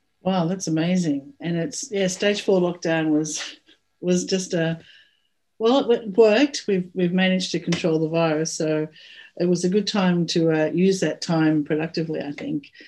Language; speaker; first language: English; native; English